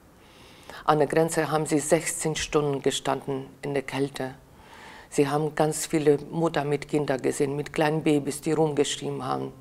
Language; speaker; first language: German; non-native, fluent; Ukrainian